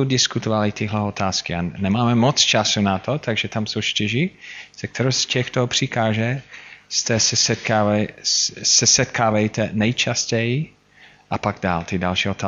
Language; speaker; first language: Czech; non-native, fluent; English